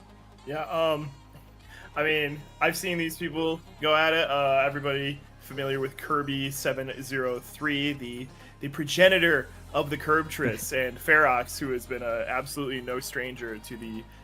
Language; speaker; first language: English; native; English